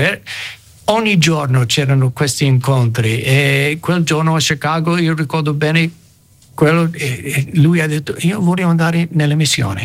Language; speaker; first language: Italian; non-native, fluent; English